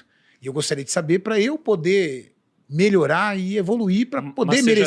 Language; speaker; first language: Portuguese; native; Portuguese